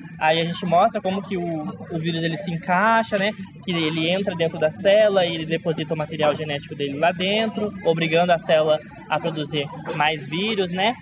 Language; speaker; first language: Portuguese; native; Portuguese